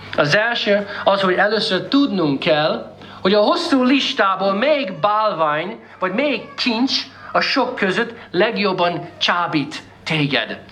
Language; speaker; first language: Hungarian; non-native, fluent; English